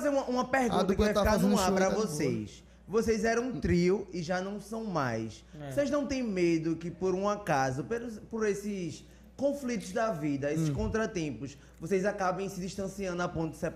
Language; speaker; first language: Portuguese; native; Portuguese